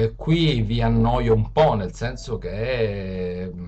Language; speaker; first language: Italian; native; Italian